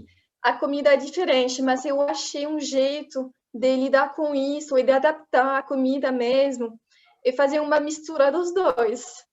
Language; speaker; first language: Portuguese; non-native, fluent; French